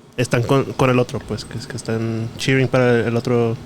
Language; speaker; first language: Spanish; early bilingual, heritage; Spanish